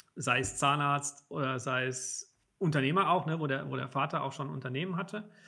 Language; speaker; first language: German; native; German